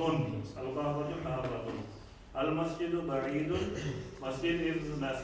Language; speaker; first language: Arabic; non-native, fluent; Urdu